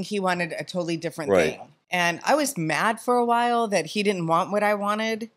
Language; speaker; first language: English; native; English